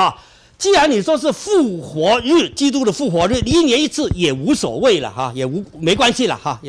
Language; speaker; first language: Chinese; native; Chinese